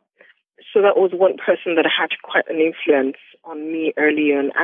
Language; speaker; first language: English; non-native, local second language; Yoruba